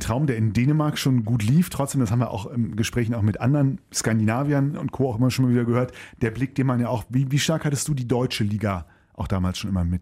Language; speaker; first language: German; native; German